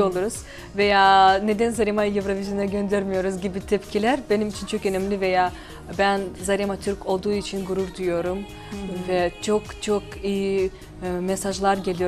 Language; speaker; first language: Turkish; non-native, fluent; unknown